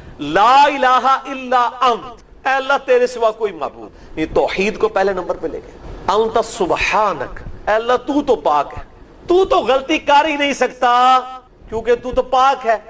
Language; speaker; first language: Urdu; non-native, local second language; Punjabi